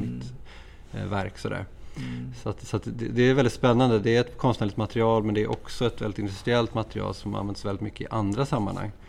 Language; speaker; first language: Swedish; native; Swedish